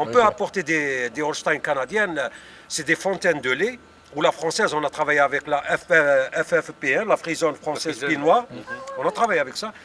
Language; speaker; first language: French; non-native, local second language; Arabic